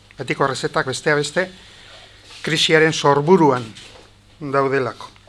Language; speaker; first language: Basque; native; Basque